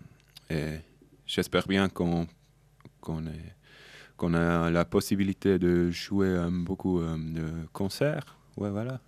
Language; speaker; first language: French; non-native, local second language; German